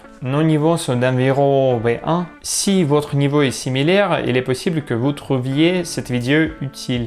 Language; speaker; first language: French; non-native, learner; Russian